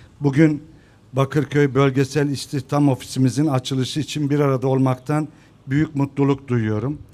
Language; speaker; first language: Turkish; native; Turkish